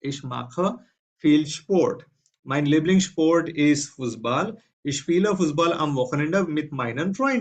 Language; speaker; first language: German; non-native, fluent; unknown